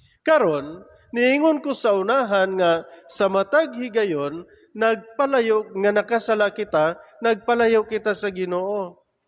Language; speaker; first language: Cebuano; native; Cebuano